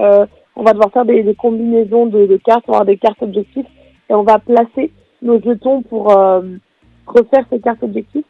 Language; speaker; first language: French; native; French